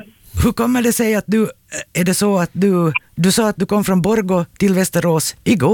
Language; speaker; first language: Swedish; native; Swedish